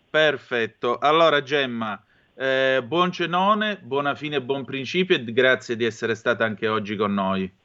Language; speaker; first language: Italian; native; Italian